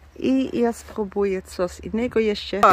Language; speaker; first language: Polish; non-native, learner; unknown